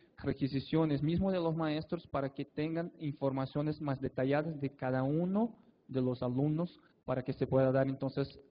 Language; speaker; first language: Spanish; non-native, fluent; Portuguese